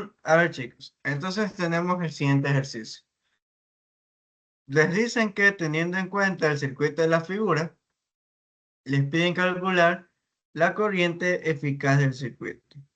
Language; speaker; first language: Spanish; native; Spanish